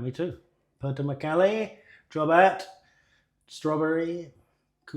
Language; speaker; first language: Indonesian; non-native, learner; English